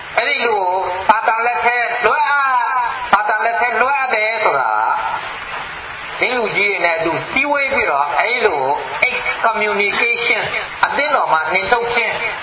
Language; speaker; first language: Burmese; non-native, local second language; Hakha Chin